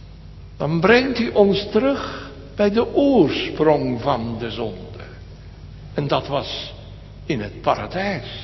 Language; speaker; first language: Dutch; native; Dutch